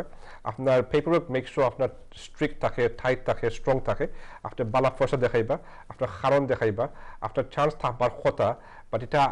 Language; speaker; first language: Bangla; early bilingual, heritage; Sylheti